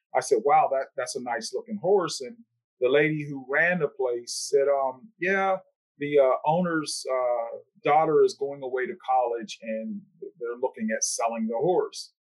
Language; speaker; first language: English; native; English